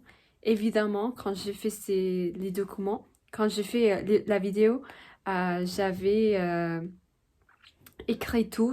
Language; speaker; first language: French; non-native, fluent; Spanish